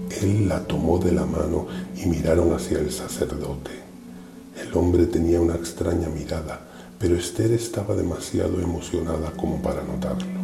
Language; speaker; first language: Spanish; native; Spanish